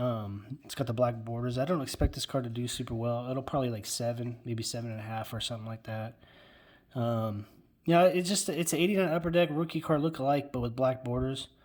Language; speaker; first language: English; native; English